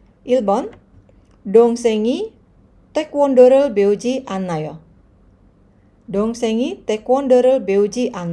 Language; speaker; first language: Korean; non-native, fluent; Indonesian